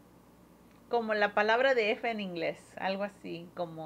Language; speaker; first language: Spanish; early bilingual, heritage; Spanish